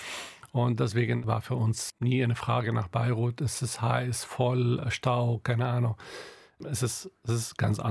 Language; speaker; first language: German; non-native, local second language; Arabic